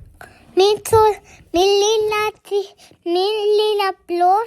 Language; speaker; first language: Swedish; early bilingual, other home language; Mongolian